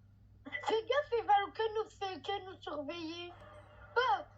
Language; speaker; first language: French; native; French